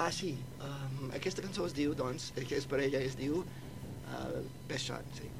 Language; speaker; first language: Catalan; non-native, fluent; English